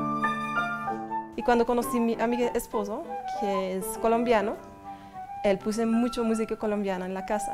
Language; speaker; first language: Spanish; non-native, fluent; Dutch